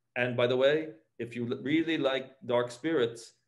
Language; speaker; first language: English; native; English